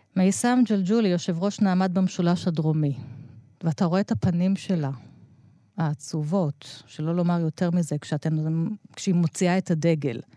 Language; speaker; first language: Hebrew; native; Hebrew